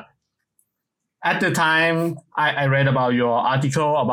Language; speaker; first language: English; non-native, fluent; Thai